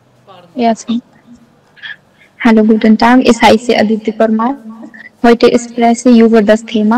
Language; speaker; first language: German; non-native, learner; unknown